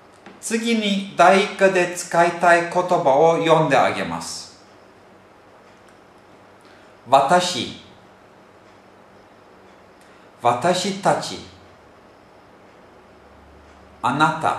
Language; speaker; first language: Japanese; non-native, fluent; Turkish